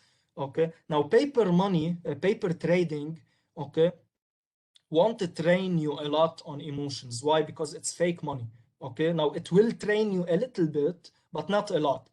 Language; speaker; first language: English; non-native, local second language; Arabic